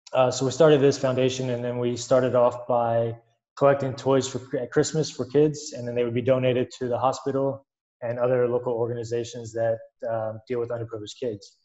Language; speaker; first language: English; native; English